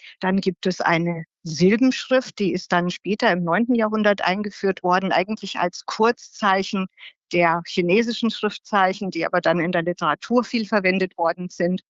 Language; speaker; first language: German; native; German